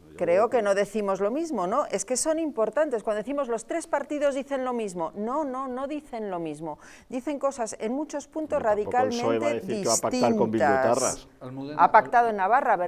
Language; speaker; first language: Spanish; native; Spanish